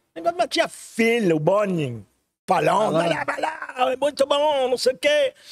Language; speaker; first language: Portuguese; non-native, fluent; French